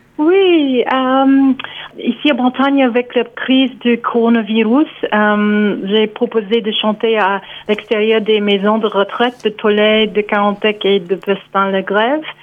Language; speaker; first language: French; non-native, fluent; English